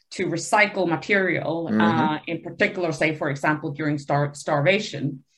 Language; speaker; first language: English; early bilingual, other home language; Spanish